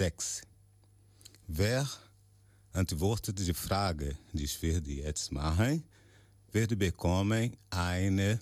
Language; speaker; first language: German; non-native, learner; Portuguese